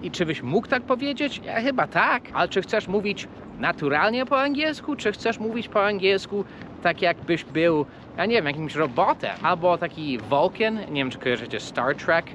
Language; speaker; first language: Polish; non-native, fluent; English